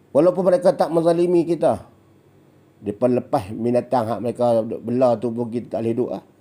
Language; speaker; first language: Malay; native; Malay